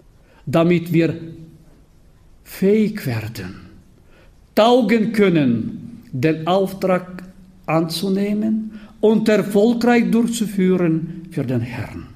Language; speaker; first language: German; non-native, fluent; Bulgarian